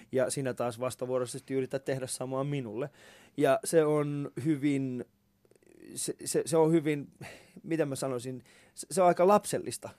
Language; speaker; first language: Finnish; early bilingual, other home language; Persian